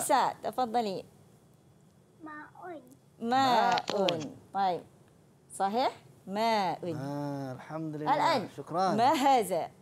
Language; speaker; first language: Arabic; non-native, fluent; Malay